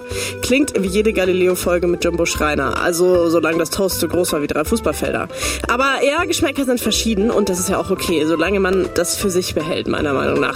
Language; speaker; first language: German; native; German